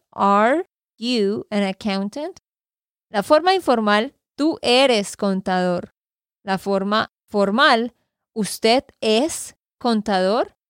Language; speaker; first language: Spanish; native; Spanish